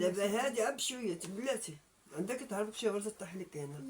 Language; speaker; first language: Arabic; native; Arabic